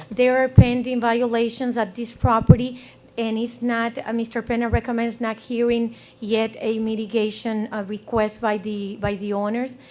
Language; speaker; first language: English; non-native, fluent; Spanish